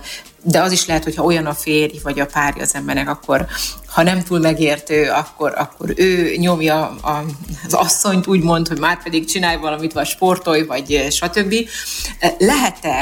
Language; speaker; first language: Hungarian; native; Hungarian